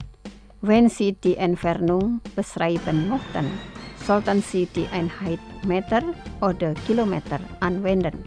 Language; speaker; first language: German; non-native, fluent; Indonesian